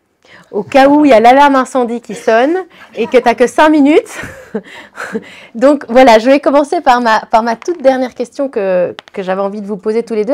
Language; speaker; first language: French; native; French